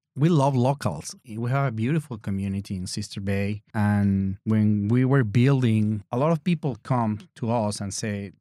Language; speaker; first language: English; non-native, learner; Spanish